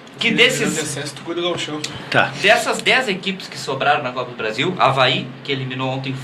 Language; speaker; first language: Portuguese; native; Portuguese